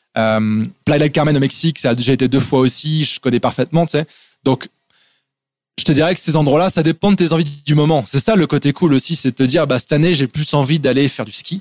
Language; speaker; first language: French; native; French